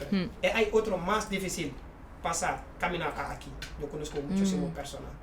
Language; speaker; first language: Spanish; non-native, local second language; Wolof